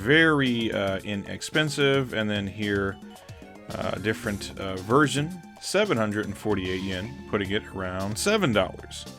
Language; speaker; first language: English; native; English